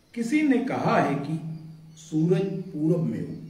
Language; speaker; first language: Hindi; native; Hindi